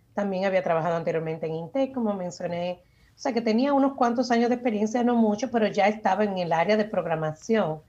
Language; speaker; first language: Spanish; native; Spanish